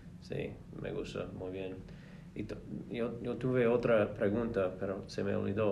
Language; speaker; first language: Spanish; non-native, fluent; English